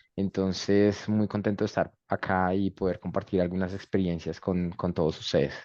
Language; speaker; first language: Spanish; native; Spanish